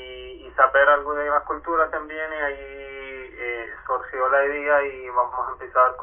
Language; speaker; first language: Spanish; non-native, fluent; Arabic